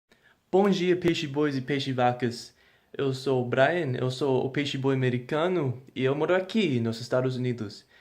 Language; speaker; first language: Portuguese; non-native, fluent; English